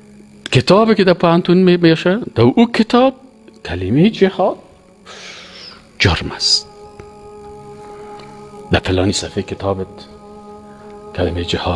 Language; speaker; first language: Persian; native; Persian